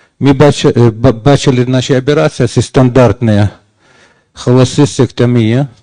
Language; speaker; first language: Ukrainian; non-native, learner; Arabic